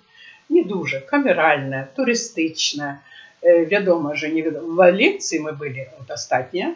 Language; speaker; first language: Polish; non-native, learner; Ukrainian